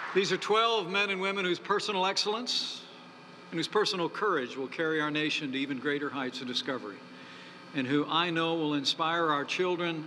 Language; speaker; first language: English; native; English